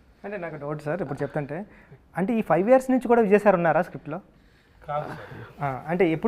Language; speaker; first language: Telugu; native; Telugu